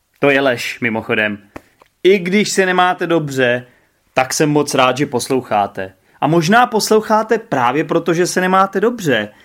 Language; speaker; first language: Czech; native; Czech